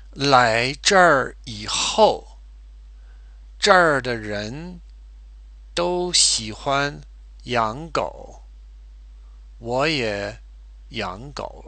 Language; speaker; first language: Chinese; non-native, fluent; English